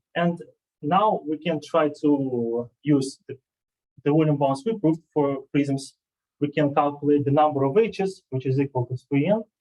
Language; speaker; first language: English; non-native, fluent; Russian